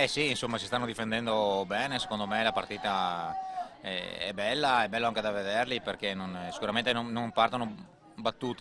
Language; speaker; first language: Italian; native; Italian